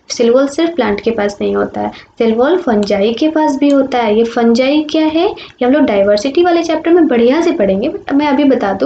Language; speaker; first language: Hindi; native; Hindi